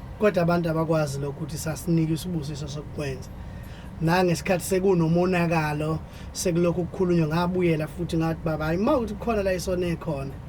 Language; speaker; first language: Zulu; native; Zulu